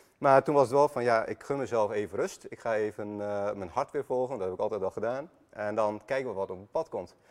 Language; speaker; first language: Dutch; early bilingual, other home language; Armenian